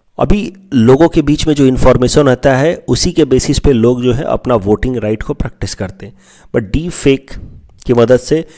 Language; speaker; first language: Hindi; non-native, local second language; Assamese